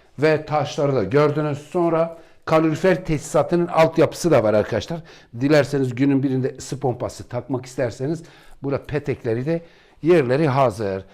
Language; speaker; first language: Turkish; native; Turkish